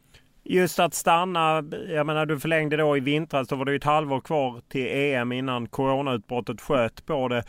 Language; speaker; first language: Swedish; native; Swedish